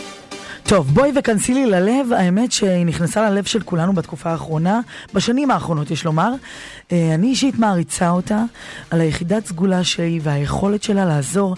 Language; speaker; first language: Hebrew; native; Hebrew